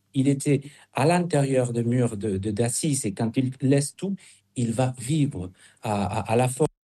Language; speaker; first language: French; non-native, fluent; Spanish